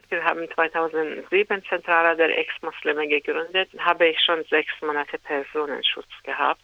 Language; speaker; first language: German; non-native, fluent; Persian